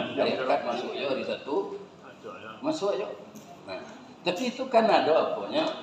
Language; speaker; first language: Malay; non-native, local second language; Minangkabau